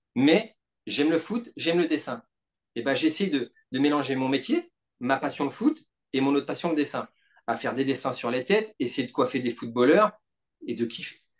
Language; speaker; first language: French; native; French